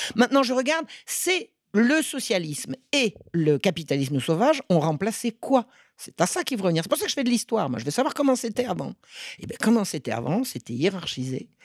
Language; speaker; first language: French; native; French